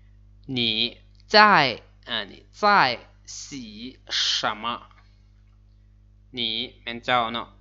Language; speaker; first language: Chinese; non-native, fluent; Lao